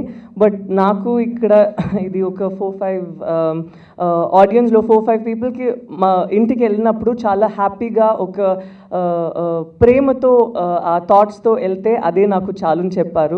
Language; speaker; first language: Telugu; non-native, fluent; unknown